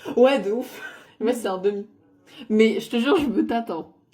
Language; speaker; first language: French; native; French